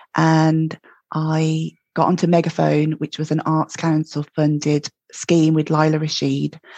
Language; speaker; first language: English; native; English